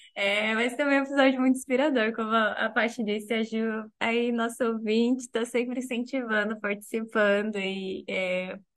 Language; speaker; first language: Portuguese; native; Portuguese